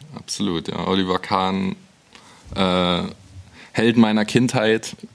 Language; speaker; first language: German; native; German